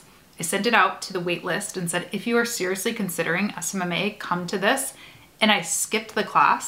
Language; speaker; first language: English; native; English